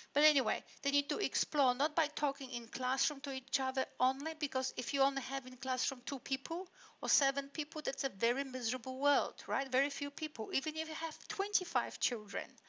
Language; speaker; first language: English; non-native, fluent; Polish